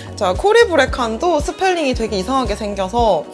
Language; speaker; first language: Korean; native; Korean